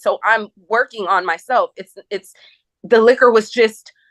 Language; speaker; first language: English; native; English